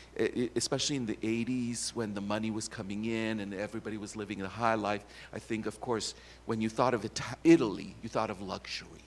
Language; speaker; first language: English; native; English